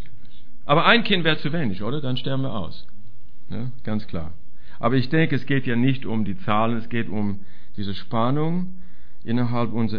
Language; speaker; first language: German; non-native, fluent; English